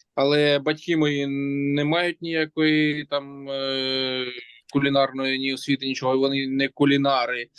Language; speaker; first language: Ukrainian; native; Ukrainian